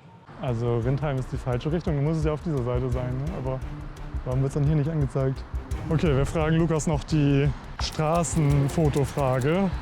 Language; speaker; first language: German; native; German